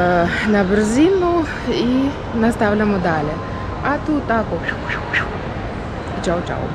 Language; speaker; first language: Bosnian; non-native, learner; Ukrainian